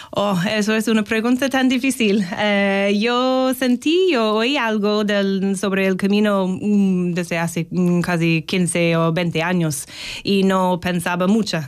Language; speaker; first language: Spanish; non-native, learner; English